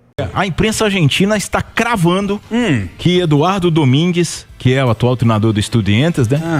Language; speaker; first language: Portuguese; native; Portuguese